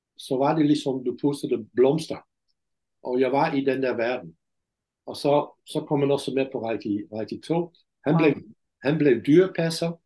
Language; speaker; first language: Danish; non-native, fluent; Dutch